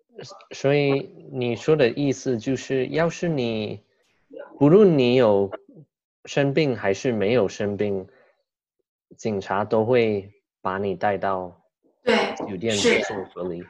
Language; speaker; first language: Chinese; non-native, fluent; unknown